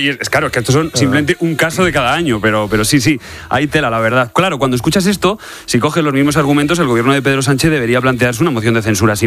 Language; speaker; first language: Spanish; native; Spanish